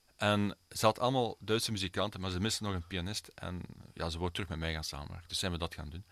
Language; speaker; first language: Dutch; early bilingual, other home language; Swedish